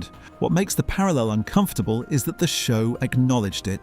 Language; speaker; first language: English; native; English